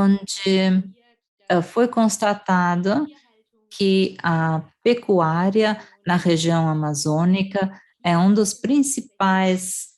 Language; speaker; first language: Portuguese; non-native, fluent; German